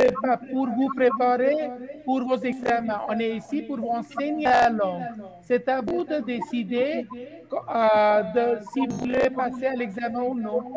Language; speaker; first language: French; non-native, fluent; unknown